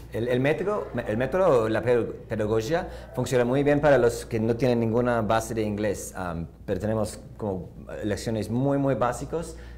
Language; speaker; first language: Spanish; non-native, fluent; English